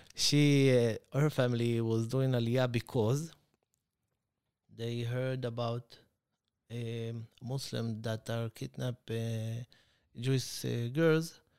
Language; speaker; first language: English; non-native, learner; Hebrew